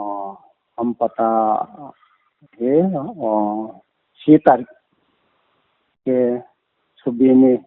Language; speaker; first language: Hindi; non-native, local second language; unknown